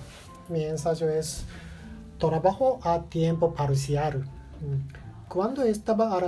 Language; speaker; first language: Spanish; non-native, learner; Japanese